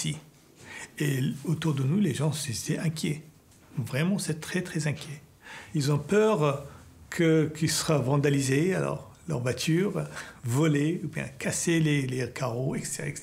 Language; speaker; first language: French; non-native, fluent; Persian